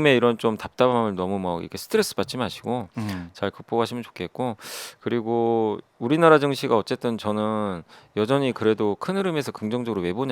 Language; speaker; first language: Korean; native; Korean